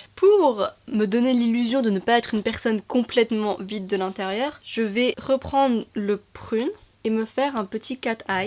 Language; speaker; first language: French; native; French